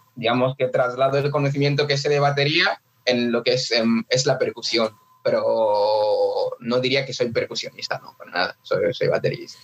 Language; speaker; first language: Spanish; early bilingual, other home language; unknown